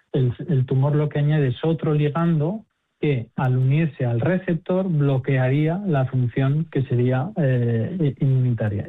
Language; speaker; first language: Spanish; native; Spanish